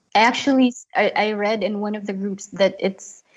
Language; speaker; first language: English; non-native, local second language; Filipino